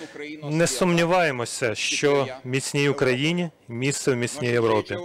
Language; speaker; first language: Ukrainian; non-native, learner; Lithuanian